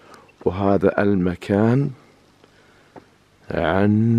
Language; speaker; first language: Arabic; native; Arabic